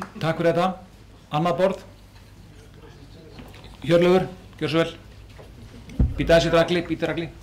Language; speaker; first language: Icelandic; native; Icelandic